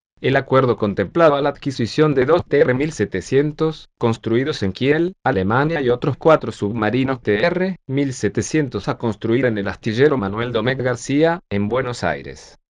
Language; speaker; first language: Spanish; native; Spanish